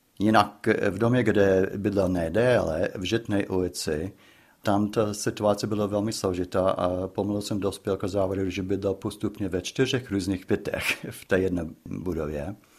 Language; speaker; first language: Czech; non-native, fluent; English